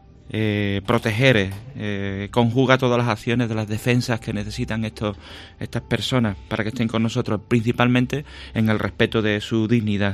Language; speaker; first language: Spanish; native; Spanish